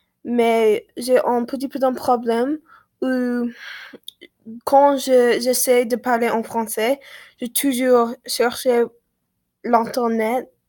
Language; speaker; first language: French; non-native, learner; English